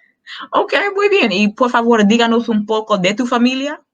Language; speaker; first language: Spanish; non-native, fluent; English